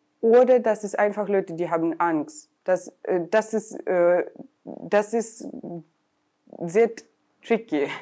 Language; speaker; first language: German; non-native, learner; Russian